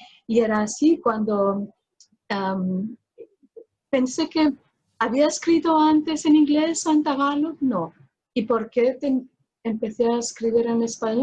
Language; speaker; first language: Spanish; non-native, fluent; Filipino